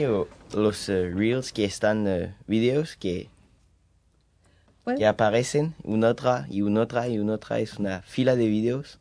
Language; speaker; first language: Spanish; early bilingual, heritage; French